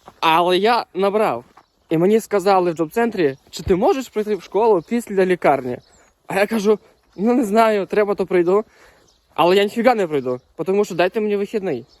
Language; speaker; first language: Ukrainian; native; Ukrainian